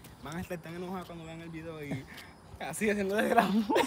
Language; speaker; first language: Spanish; early bilingual, heritage; Spanish